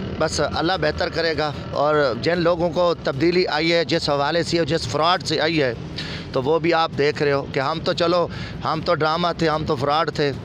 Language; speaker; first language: Urdu; non-native, local second language; Saraiki